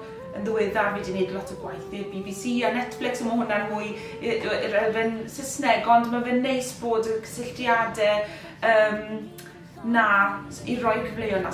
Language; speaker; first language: Welsh; native; Welsh